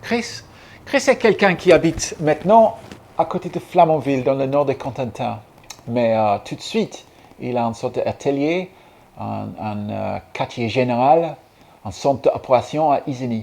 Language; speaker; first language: French; non-native, fluent; English